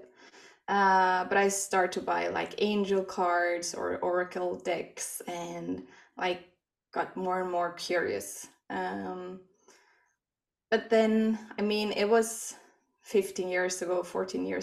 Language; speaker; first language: English; non-native, fluent; Swedish